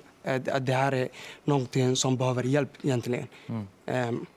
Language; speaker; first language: Swedish; non-native, fluent; Somali